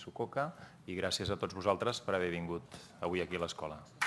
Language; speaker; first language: Catalan; native; Catalan